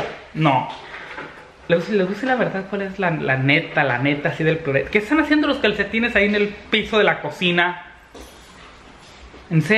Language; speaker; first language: Spanish; native; Spanish